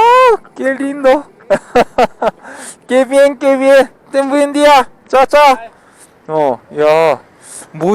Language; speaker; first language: Spanish; non-native, learner; Korean